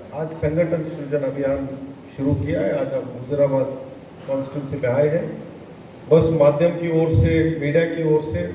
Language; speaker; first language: Hindi; non-native, local second language; Kannada